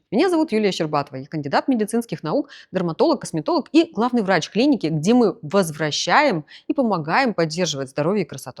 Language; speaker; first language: Russian; native; Russian